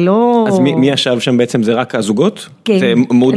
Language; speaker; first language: Hebrew; native; Hebrew